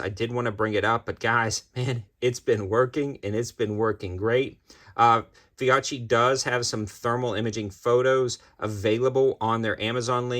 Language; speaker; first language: English; native; English